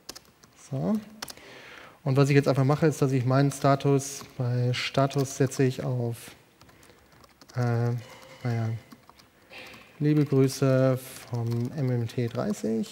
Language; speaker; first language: German; native; German